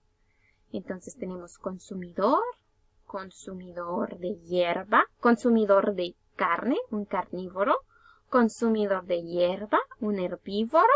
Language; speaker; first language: Spanish; early bilingual, heritage; Spanish